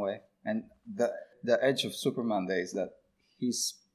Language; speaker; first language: English; non-native, local second language; Cebuano